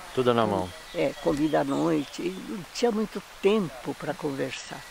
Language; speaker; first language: Portuguese; native; Portuguese